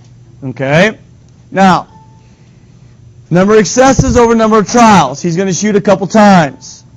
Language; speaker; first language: English; native; English